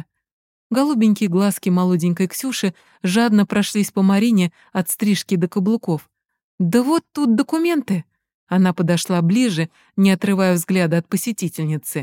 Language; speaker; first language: Russian; native; Russian